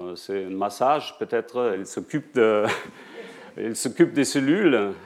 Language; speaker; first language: French; non-native, fluent; German